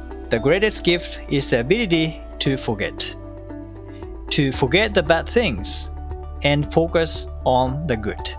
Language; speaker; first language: English; non-native, fluent; Japanese